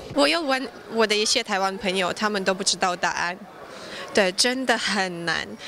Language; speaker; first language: Chinese; non-native, fluent; Ukrainian